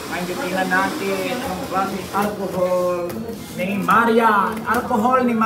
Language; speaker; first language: Filipino; native; Filipino